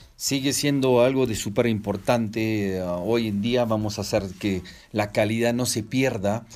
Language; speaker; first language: Spanish; non-native, fluent; French